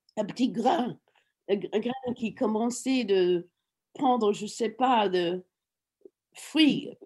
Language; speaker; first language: French; non-native, fluent; English